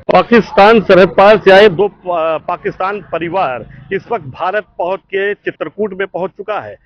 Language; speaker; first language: Hindi; native; Hindi